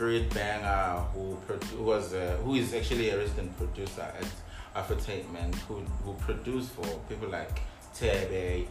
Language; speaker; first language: English; non-native, local second language; Zulu